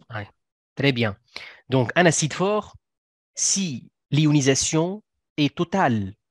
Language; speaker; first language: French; non-native, local second language; Arabic